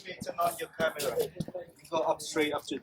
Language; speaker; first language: English; non-native, learner; Vietnamese